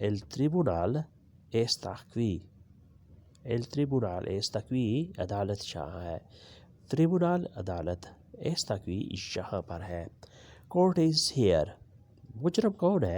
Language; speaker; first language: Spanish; non-native, learner; Urdu